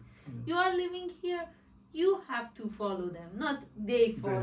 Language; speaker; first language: English; non-native, learner; Persian